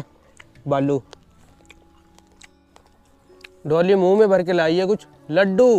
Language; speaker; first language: Hindi; native; Hindi